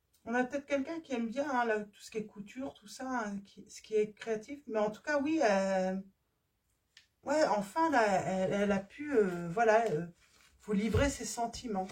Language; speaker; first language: French; native; French